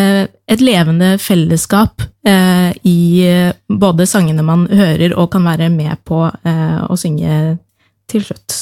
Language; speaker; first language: Norwegian; native; Norwegian